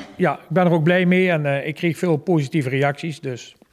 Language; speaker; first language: Dutch; native; Dutch